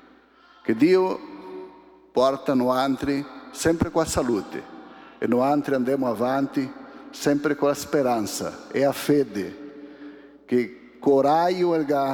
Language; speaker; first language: Italian; early bilingual, heritage; Portuguese